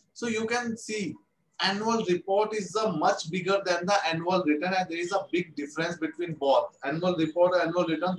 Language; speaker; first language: English; non-native, local second language; Hindi